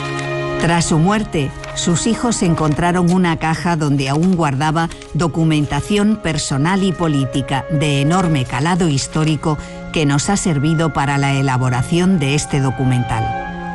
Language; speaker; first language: Spanish; native; Spanish